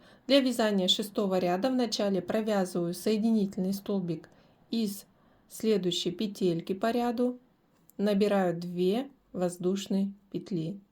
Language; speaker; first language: Russian; native; Russian